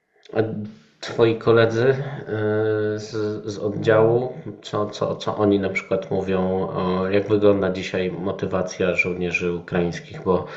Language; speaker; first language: Polish; native; Polish